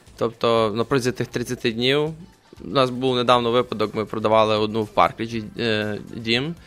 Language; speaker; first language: Ukrainian; native; Ukrainian